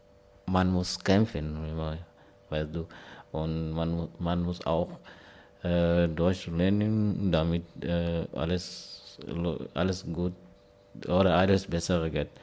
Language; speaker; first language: German; non-native, learner; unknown